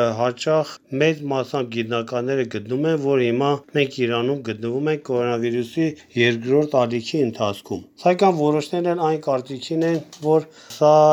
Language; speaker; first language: Armenian; early bilingual, heritage; Armenian